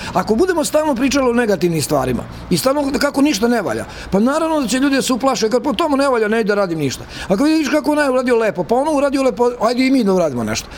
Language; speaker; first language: Serbian; native; Serbian